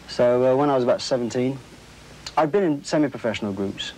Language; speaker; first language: English; native; English